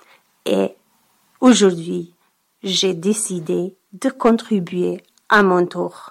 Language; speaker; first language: French; non-native, learner; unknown